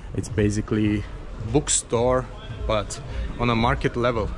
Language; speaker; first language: English; non-native, fluent; Azerbaijani